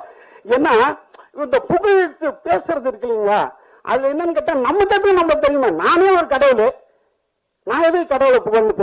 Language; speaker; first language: Tamil; native; Tamil